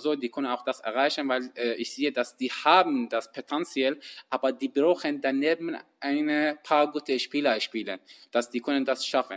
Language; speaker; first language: German; non-native, learner; Persian